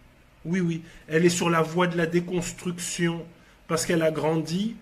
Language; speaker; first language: French; native; French